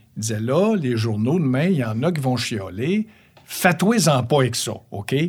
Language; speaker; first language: French; native; French